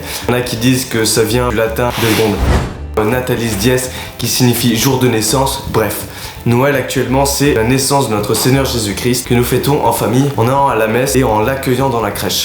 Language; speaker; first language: French; native; French